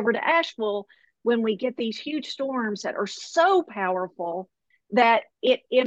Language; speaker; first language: English; native; English